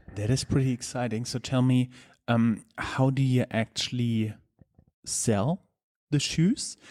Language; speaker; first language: English; non-native, fluent; German